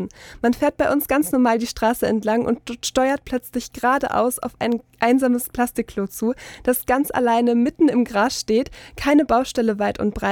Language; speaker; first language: German; native; German